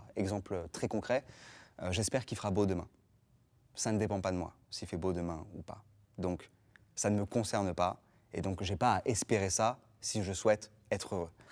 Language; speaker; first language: French; native; French